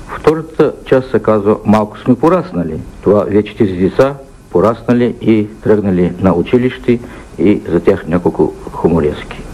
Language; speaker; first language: Bulgarian; early bilingual, heritage; Bulgarian